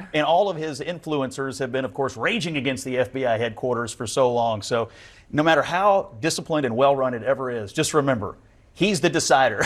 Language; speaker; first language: English; native; English